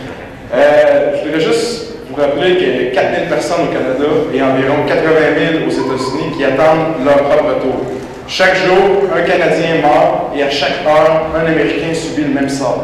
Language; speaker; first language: French; native; French